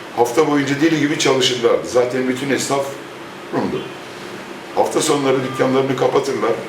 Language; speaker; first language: Turkish; native; Turkish